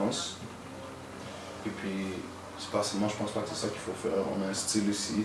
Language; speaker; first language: French; native; French